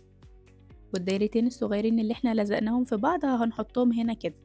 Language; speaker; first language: Arabic; native; Arabic